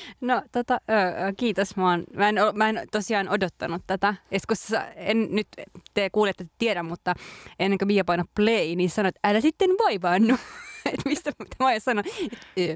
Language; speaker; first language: Finnish; native; Finnish